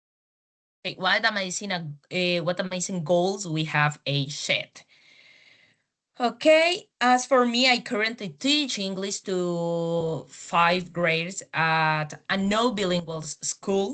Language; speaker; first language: English; non-native, fluent; Spanish